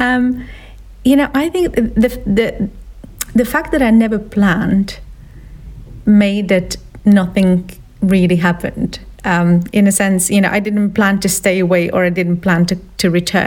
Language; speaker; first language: English; non-native, fluent; Slovak